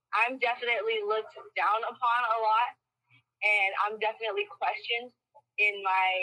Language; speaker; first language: English; early bilingual, other home language; Spanish